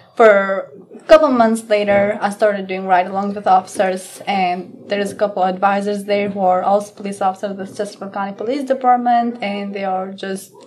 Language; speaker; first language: English; non-native, fluent; Albanian